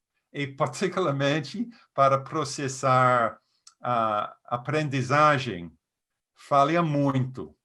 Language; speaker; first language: Portuguese; non-native, fluent; English